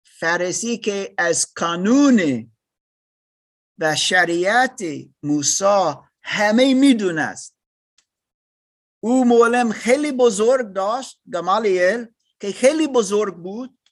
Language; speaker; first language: Persian; non-native, learner; English